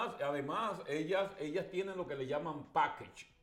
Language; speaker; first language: Spanish; native; Spanish